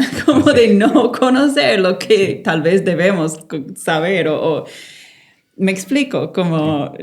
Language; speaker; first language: Spanish; non-native, fluent; English